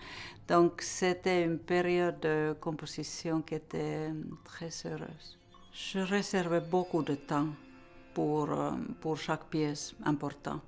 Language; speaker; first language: French; non-native, fluent; Finnish